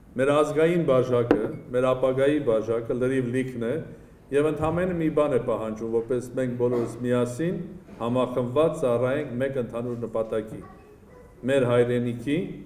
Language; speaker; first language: Armenian; native; Armenian